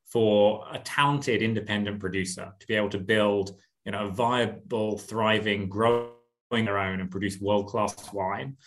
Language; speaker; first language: English; native; English